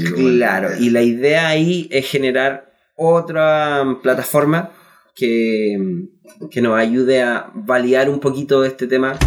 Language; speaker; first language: Spanish; native; Spanish